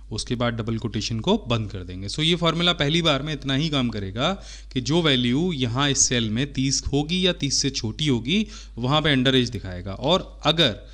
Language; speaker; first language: Hindi; native; Hindi